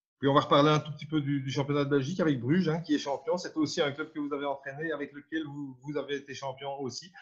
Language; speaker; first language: French; native; French